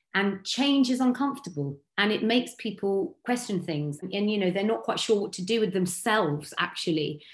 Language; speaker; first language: English; native; English